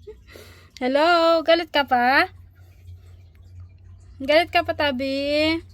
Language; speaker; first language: Filipino; native; Filipino